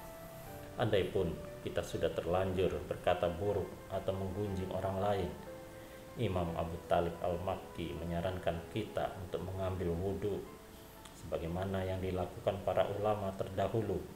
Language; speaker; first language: Indonesian; native; Indonesian